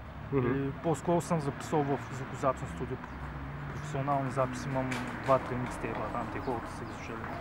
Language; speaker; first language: Bulgarian; native; Bulgarian